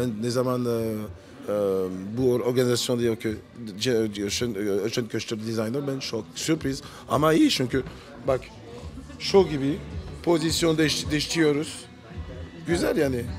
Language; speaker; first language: Turkish; non-native, learner; French